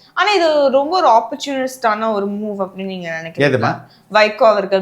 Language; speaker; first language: Tamil; native; Tamil